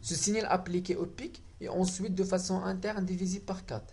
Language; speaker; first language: French; non-native, local second language; Arabic